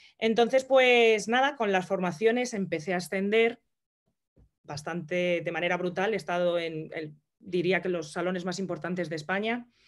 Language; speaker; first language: Spanish; native; Spanish